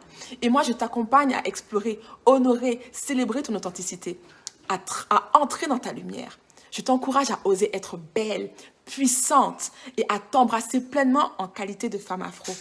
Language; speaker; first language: French; native; French